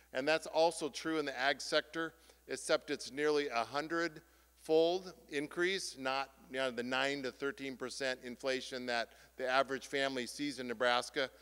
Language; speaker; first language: English; native; English